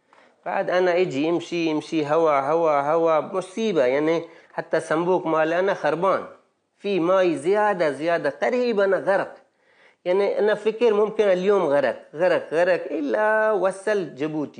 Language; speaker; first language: Arabic; non-native, learner; Baluchi